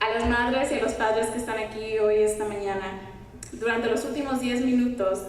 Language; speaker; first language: Spanish; early bilingual, heritage; Spanish